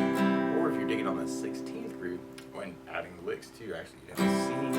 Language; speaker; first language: English; native; English